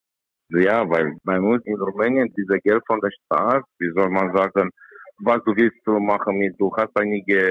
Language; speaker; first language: German; non-native, learner; Romanian